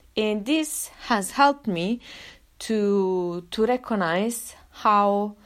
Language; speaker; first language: English; non-native, fluent; Italian